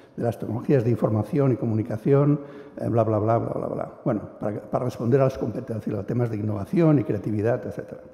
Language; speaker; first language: Spanish; non-native, local second language; Catalan